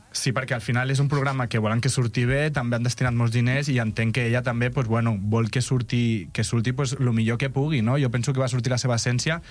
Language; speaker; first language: Catalan; non-native, local second language; Spanish